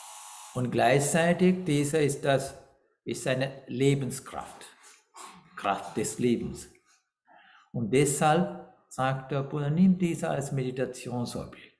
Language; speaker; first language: German; non-native, fluent; Sinhala